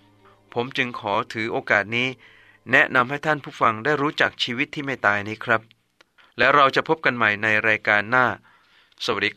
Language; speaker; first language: Thai; native; Thai